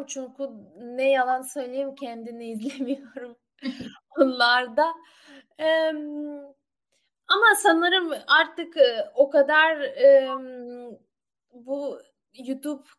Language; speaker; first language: Turkish; non-native, learner; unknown